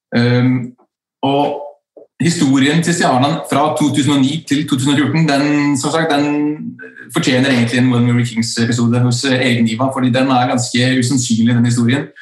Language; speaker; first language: Norwegian; early bilingual, other home language; Icelandic